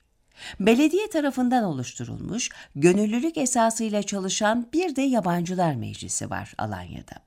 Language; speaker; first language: Turkish; native; Turkish